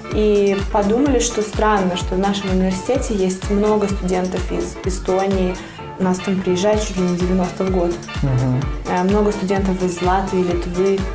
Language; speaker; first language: Russian; native; Russian